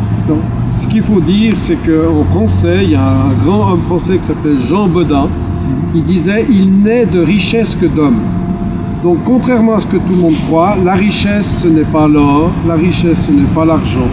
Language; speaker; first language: French; native; French